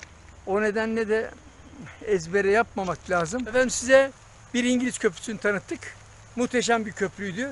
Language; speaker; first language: Turkish; native; Turkish